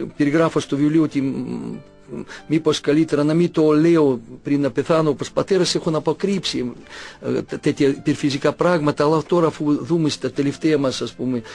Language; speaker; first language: Greek; non-native, fluent; Russian